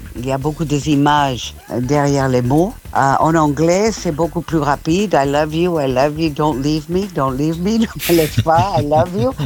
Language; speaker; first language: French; non-native, fluent; English